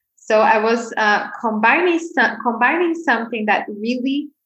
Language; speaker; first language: English; non-native, fluent; Portuguese